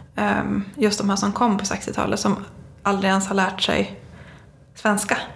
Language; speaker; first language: Swedish; native; Swedish